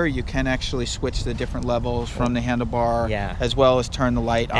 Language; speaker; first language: English; native; English